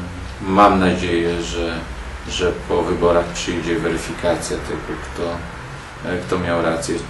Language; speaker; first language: Polish; native; Polish